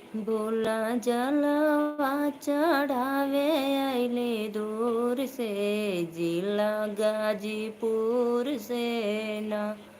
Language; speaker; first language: Hindi; native; Hindi